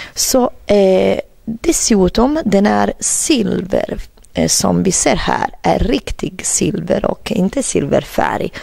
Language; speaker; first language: Swedish; non-native, fluent; Italian